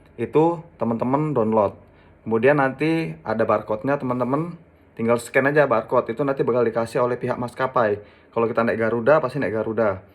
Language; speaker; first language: Indonesian; native; Indonesian